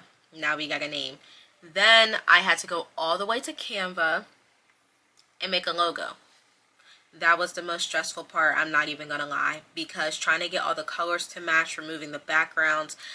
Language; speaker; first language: English; native; English